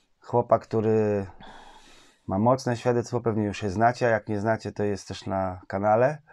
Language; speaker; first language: Polish; native; Polish